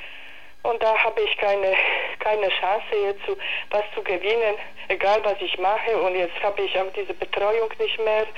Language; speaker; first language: German; non-native, learner; Polish